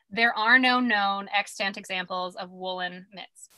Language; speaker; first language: English; native; English